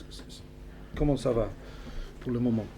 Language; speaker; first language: French; non-native, fluent; English